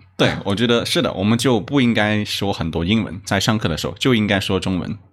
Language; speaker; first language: Chinese; non-native, learner; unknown